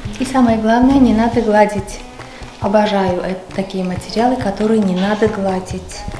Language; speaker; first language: Russian; non-native, local second language; Armenian